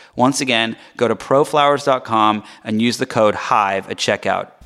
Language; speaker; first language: English; native; English